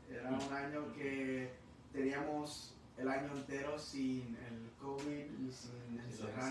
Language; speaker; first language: Spanish; early bilingual, heritage; English